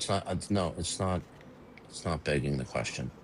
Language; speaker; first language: English; native; English